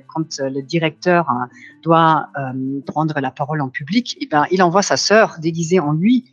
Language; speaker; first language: French; non-native, fluent; German